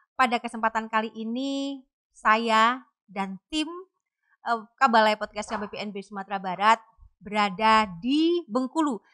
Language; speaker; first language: Indonesian; native; Indonesian